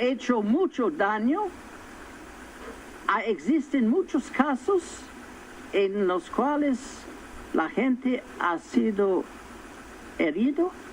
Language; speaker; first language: Spanish; non-native, fluent; English